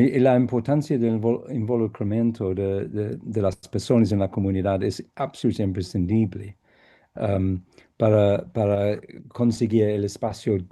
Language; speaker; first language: Spanish; non-native, fluent; English